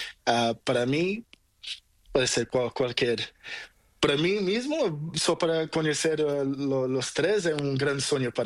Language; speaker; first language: Spanish; non-native, learner; Portuguese